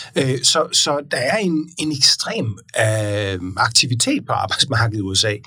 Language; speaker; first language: Danish; native; Danish